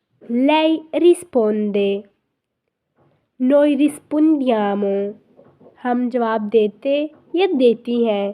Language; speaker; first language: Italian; non-native, fluent; Urdu